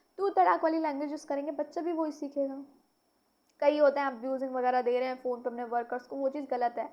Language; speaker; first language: Hindi; native; Hindi